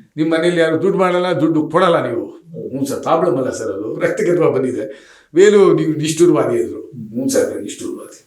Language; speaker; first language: Kannada; native; Kannada